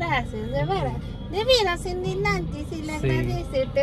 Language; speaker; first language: Spanish; native; Spanish